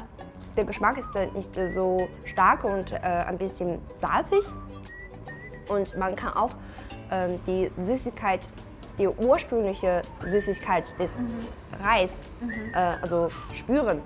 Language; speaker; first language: German; non-native, fluent; Chinese